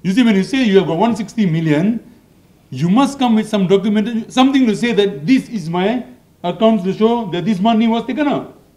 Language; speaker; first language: English; non-native, local second language; Malay